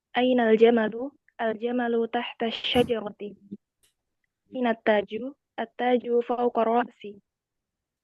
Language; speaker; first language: Arabic; non-native, learner; Indonesian